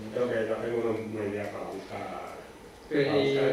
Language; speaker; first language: Spanish; native; Spanish